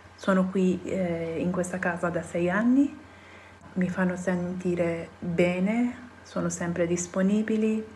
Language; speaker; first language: Italian; non-native, fluent; Persian